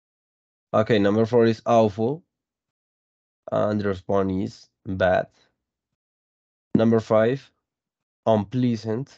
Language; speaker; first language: English; non-native, fluent; Spanish